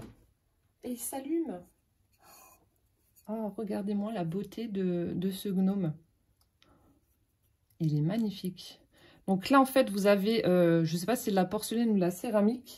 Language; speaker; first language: French; native; French